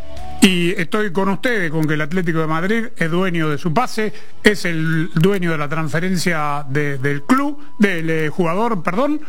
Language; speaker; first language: Spanish; native; Spanish